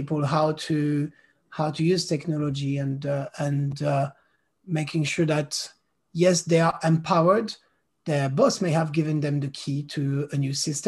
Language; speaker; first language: English; non-native, fluent; French